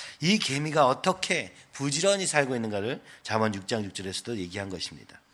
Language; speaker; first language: Korean; native; Korean